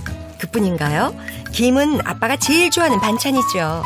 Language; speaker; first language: Korean; native; Korean